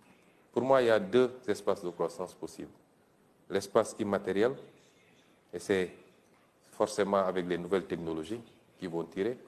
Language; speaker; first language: French; non-native, local second language; Wolof